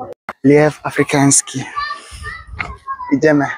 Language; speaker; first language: Polish; non-native, learner; English